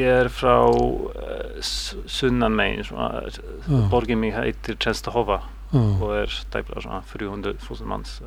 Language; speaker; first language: Icelandic; non-native, learner; Polish